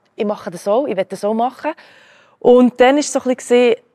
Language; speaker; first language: German; early bilingual, other home language; Croatian